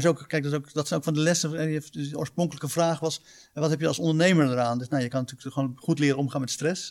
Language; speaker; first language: Dutch; native; Dutch